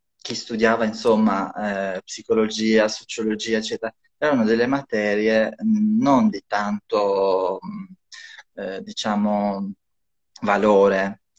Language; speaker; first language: Italian; non-native, fluent; Albanian